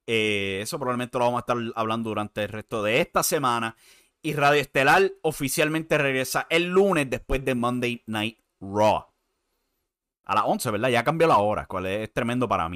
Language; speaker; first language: Spanish; native; Spanish